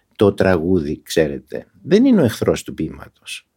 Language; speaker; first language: Greek; early bilingual, other home language; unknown